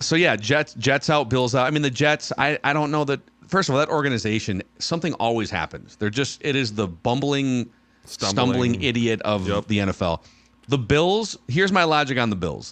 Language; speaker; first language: English; native; English